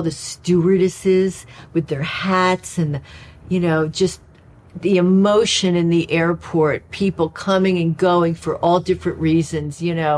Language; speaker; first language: English; native; English